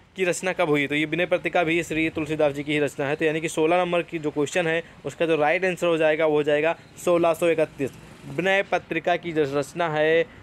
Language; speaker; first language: Hindi; native; Hindi